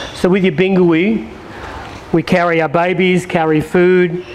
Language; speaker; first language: English; native; English